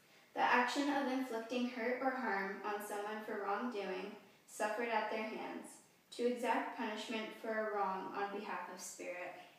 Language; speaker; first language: English; native; English